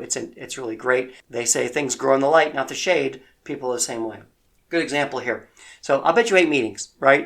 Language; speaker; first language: English; native; English